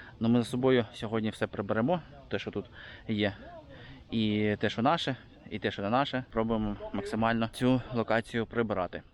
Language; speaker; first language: Ukrainian; native; Ukrainian